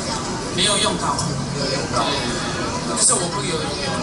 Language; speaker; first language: Chinese; non-native, learner; Indonesian